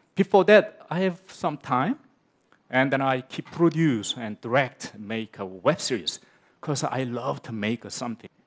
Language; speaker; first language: English; non-native, learner; Korean